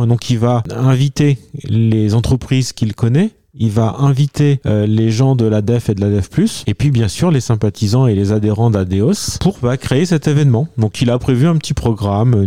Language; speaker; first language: French; native; French